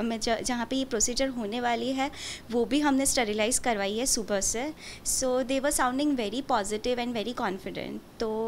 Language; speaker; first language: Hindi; non-native, local second language; Gujarati